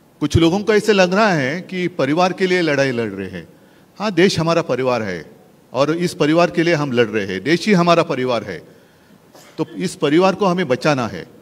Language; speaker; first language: Hindi; non-native, local second language; Marathi